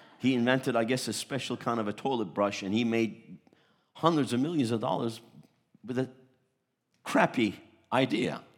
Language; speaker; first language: English; early bilingual, other home language; Turkish